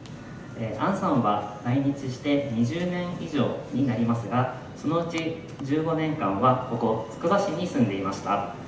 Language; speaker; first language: Japanese; native; Japanese